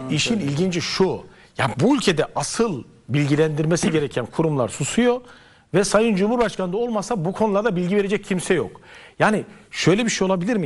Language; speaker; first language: Turkish; native; Turkish